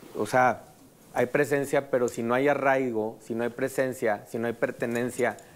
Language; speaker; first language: Spanish; native; Spanish